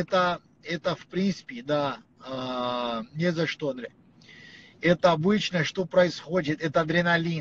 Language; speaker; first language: Russian; non-native, learner; Portuguese